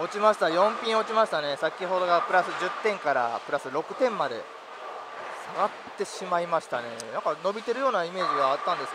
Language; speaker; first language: Japanese; native; Japanese